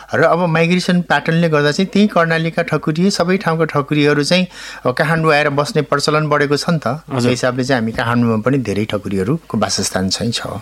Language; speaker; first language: Nepali; native; Nepali